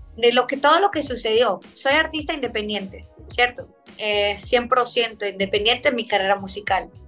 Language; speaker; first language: Spanish; non-native, fluent; Hebrew